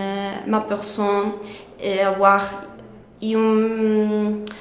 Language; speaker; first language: French; non-native, learner; Spanish